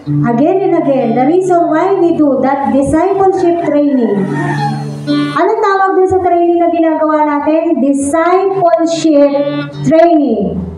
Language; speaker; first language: English; non-native, local second language; Filipino